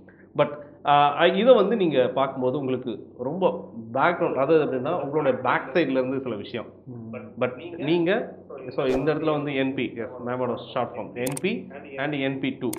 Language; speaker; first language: Tamil; native; Tamil